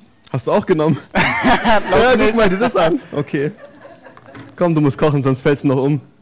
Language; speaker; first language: German; native; German